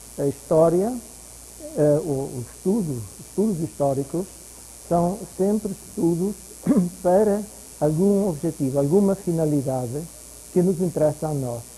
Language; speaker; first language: Portuguese; non-native, fluent; German